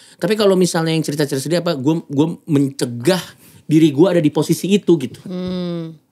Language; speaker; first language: Indonesian; native; Indonesian